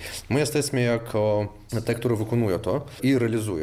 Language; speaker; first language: Polish; non-native, local second language; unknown